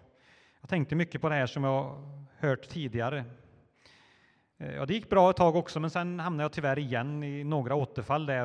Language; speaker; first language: Swedish; native; Swedish